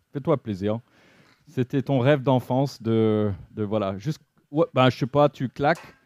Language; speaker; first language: French; non-native, fluent; English